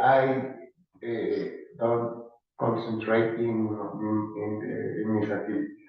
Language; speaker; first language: English; non-native, learner; Spanish